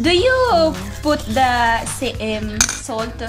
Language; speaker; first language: English; non-native, learner; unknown